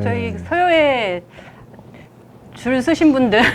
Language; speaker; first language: Korean; native; Korean